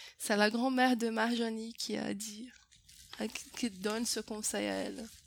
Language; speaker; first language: French; non-native, fluent; Portuguese